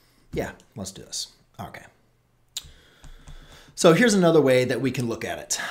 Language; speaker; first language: English; native; English